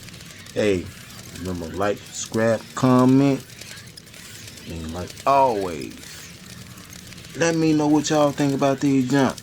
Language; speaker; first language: English; native; English